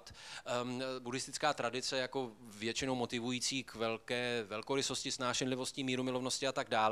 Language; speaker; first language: Czech; native; Czech